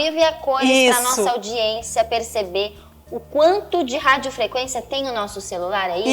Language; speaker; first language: Portuguese; native; Portuguese